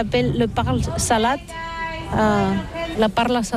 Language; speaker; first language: French; non-native, learner; Catalan